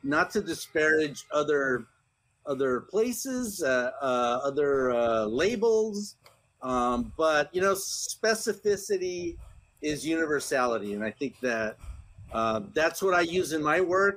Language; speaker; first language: English; early bilingual, other home language; Spanish